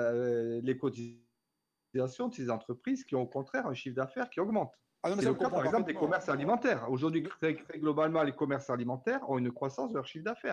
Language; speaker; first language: French; native; French